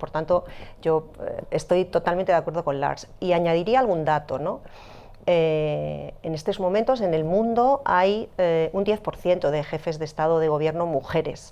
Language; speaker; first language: Spanish; native; Spanish